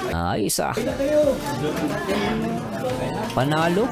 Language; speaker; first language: Filipino; native; Filipino